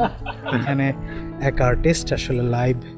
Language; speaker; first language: German; non-native, learner; Bangla